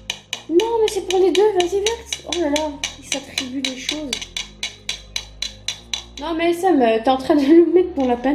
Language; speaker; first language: French; native; French